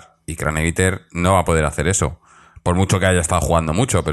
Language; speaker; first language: Spanish; native; Spanish